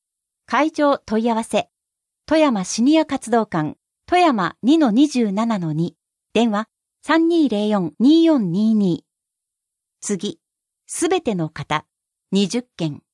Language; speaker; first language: Japanese; native; Japanese